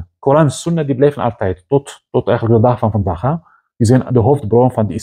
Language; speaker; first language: Dutch; non-native, fluent; Arabic